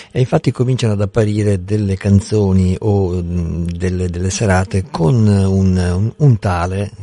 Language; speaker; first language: Italian; non-native, fluent; Portuguese